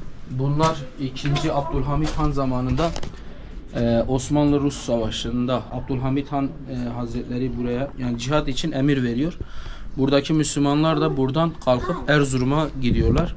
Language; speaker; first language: Turkish; native; Turkish